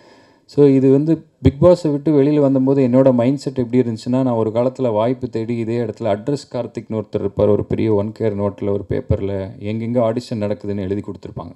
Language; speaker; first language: Tamil; native; Tamil